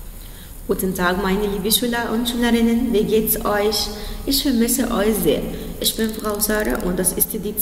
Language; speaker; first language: German; non-native, fluent; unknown